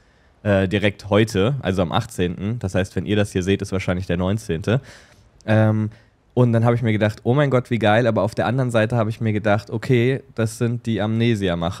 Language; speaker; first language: German; native; German